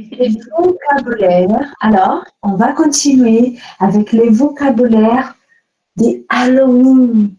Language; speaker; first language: French; non-native, fluent; Portuguese